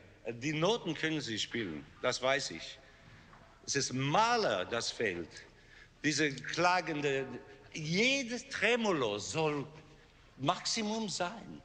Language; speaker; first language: German; non-native, fluent; English